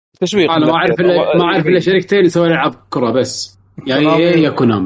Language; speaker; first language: Arabic; native; Arabic